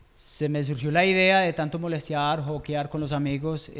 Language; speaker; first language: Spanish; native; Spanish